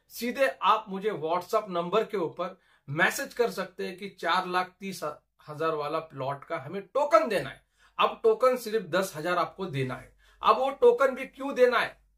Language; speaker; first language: Hindi; non-native, local second language; Marathi